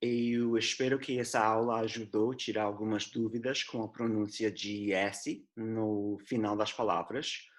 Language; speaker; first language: Portuguese; non-native, fluent; English